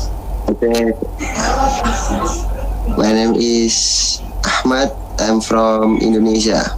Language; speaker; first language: English; non-native, learner; Indonesian